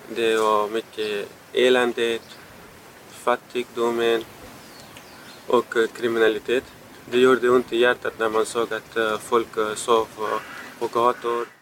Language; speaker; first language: Swedish; early bilingual, other home language; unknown